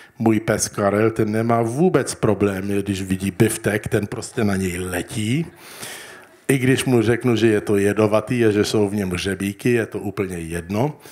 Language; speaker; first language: Czech; early bilingual, heritage; Czech